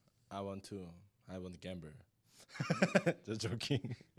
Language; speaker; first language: English; non-native, learner; Korean